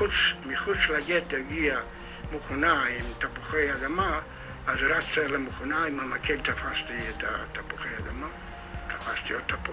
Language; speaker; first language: Hebrew; non-native, fluent; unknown